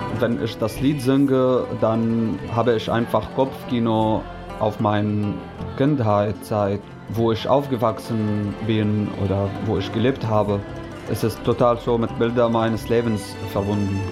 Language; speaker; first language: German; non-native, fluent; Arabic